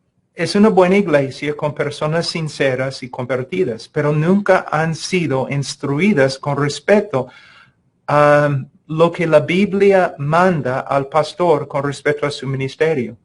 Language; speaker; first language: Spanish; non-native, fluent; English